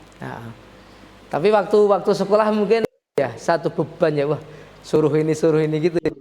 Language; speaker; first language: Indonesian; native; Indonesian